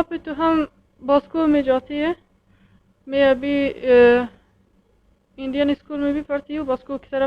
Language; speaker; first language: Hindi; non-native, learner; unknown